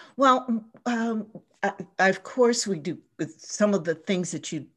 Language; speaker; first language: English; native; English